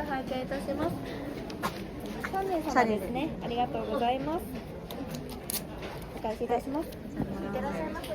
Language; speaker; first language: Japanese; native; Japanese